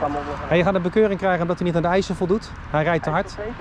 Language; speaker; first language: Dutch; native; Dutch